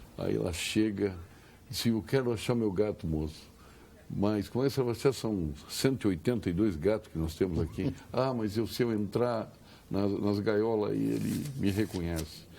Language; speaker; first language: Portuguese; native; Portuguese